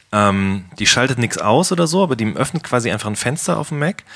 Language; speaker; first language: German; native; German